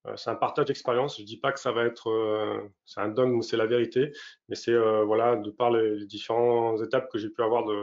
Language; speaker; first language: French; native; French